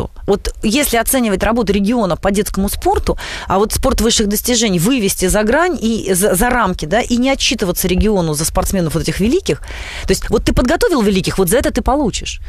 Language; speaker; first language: Russian; native; Russian